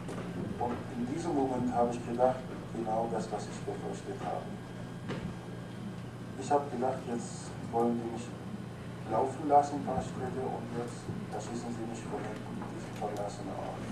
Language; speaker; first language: German; non-native, fluent; Arabic